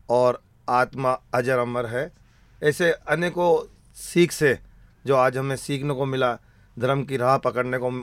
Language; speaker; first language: Hindi; native; Hindi